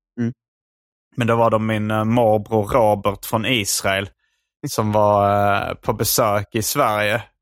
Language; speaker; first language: Swedish; native; Swedish